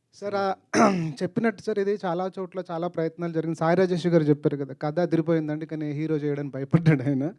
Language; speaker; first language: Telugu; native; Telugu